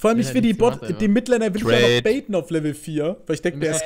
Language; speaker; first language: German; native; German